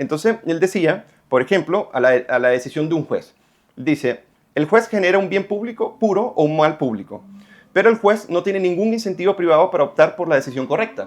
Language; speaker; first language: Spanish; native; Spanish